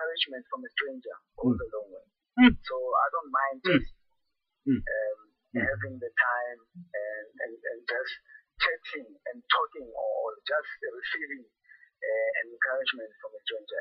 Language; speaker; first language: English; non-native, local second language; Zulu